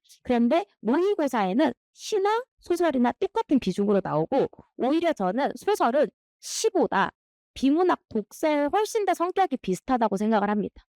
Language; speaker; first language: Korean; native; Korean